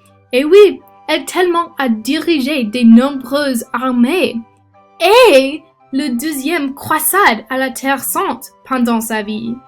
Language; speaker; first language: French; non-native, learner; English